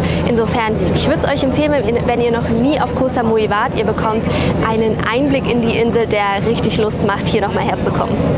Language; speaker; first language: German; native; German